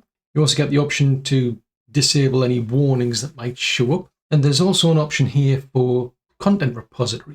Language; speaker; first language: English; native; English